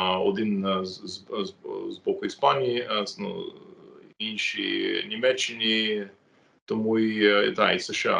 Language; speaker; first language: Ukrainian; non-native, fluent; English